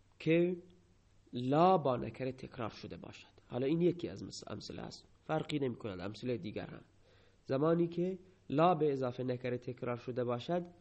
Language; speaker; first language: Persian; non-native, local second language; Baluchi